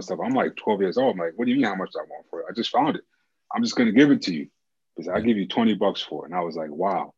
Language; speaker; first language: English; native; English